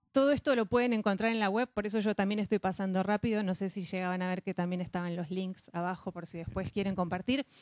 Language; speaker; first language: Spanish; native; Spanish